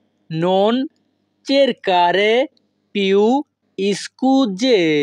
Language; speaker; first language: Italian; non-native, fluent; Bangla